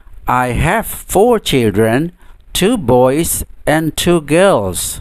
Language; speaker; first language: English; non-native, fluent; Indonesian